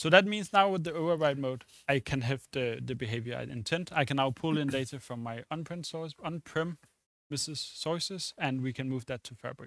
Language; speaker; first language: English; non-native, fluent; Danish